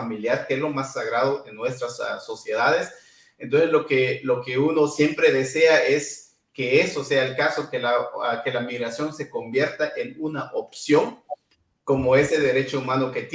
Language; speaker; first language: Spanish; non-native, local second language; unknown